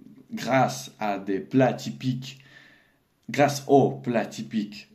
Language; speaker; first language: French; non-native, learner; Russian